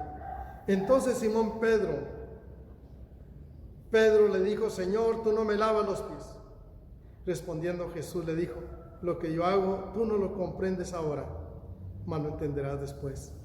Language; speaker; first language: Spanish; native; Spanish